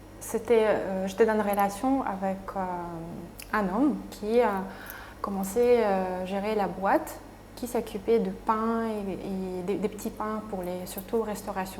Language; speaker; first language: French; non-native, fluent; Russian